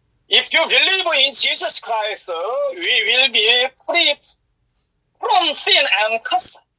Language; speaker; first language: English; non-native, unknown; Korean